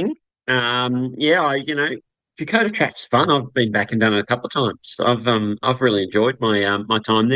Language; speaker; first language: English; native; English